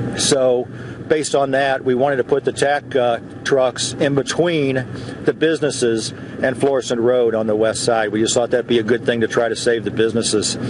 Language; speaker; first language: English; native; English